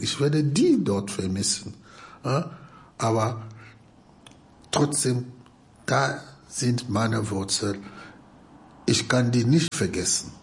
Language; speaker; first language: German; non-native, fluent; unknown